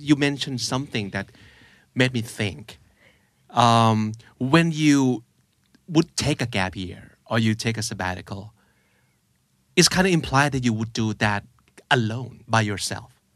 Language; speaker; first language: English; non-native, fluent; Thai